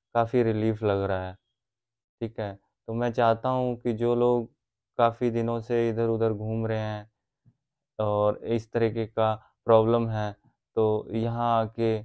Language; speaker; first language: Hindi; native; Hindi